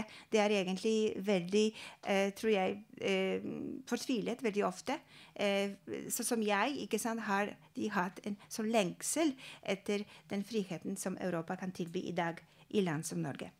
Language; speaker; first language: Norwegian; non-native, fluent; Polish